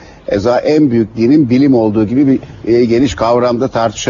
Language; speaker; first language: Turkish; native; Turkish